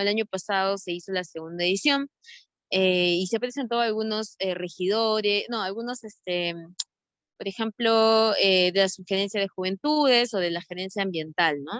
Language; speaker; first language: Spanish; native; Spanish